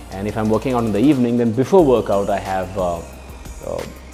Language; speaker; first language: English; non-native, local second language; Hindi